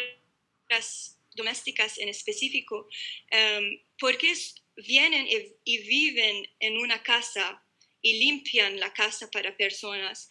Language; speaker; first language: Spanish; non-native, learner; Arabic